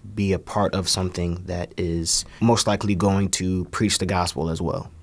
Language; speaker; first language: English; native; English